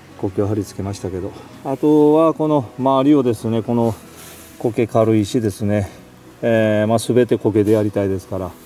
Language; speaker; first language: Japanese; native; Japanese